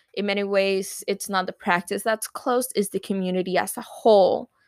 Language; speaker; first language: English; non-native, fluent; Spanish